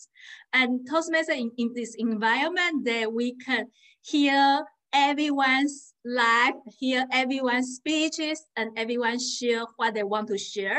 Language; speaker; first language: English; non-native, fluent; Chinese